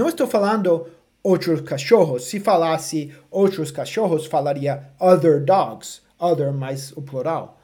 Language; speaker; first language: Portuguese; non-native, fluent; English